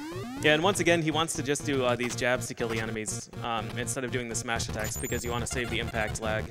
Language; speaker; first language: English; native; English